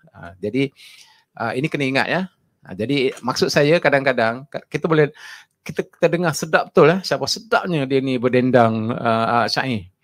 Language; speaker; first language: Malay; native; Malay